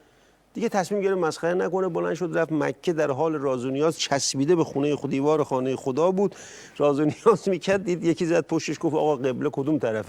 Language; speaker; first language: Persian; native; Persian